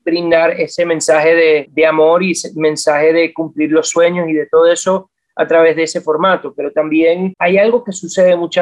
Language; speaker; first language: Spanish; native; Spanish